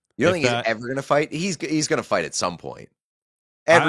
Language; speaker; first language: English; native; English